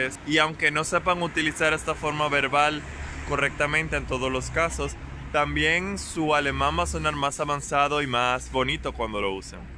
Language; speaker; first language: Spanish; non-native, fluent; German